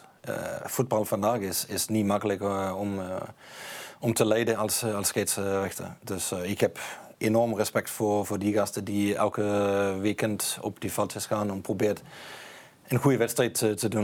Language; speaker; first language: Dutch; non-native, fluent; Danish